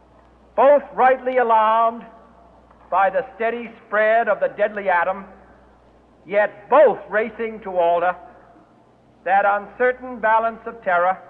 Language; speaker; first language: English; native; English